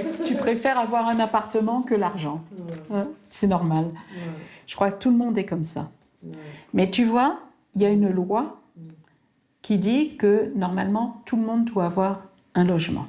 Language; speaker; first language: French; native; French